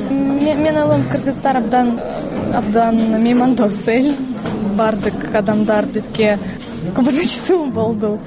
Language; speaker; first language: Kyrgyz; non-native, learner; Russian